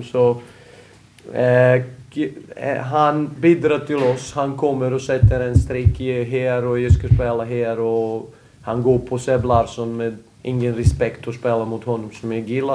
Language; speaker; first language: Swedish; non-native, fluent; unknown